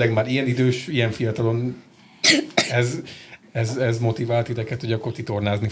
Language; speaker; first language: Hungarian; native; Hungarian